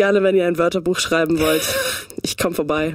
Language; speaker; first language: German; native; German